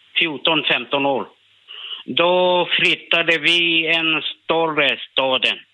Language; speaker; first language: Swedish; non-native, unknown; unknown